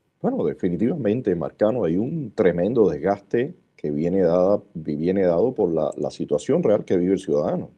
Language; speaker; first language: Spanish; native; Spanish